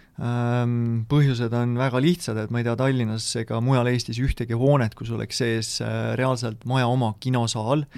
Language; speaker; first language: Estonian; native; Estonian